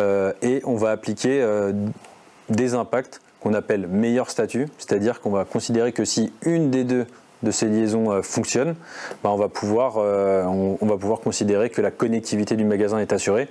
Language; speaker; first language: French; native; French